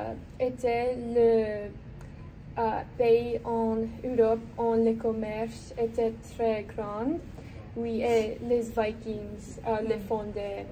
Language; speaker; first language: French; non-native, learner; English